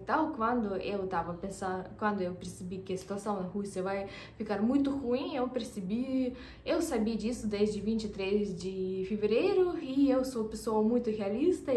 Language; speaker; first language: Portuguese; non-native, fluent; Russian